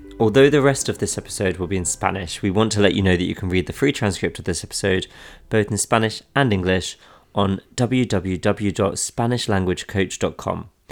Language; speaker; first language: English; native; English